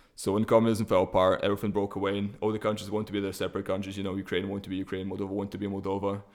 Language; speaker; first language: English; early bilingual, other home language; Russian